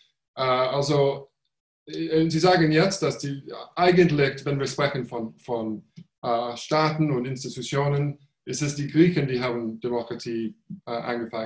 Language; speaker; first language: German; non-native, fluent; English